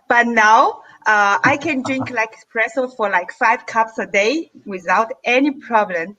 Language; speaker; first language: English; non-native, fluent; Chinese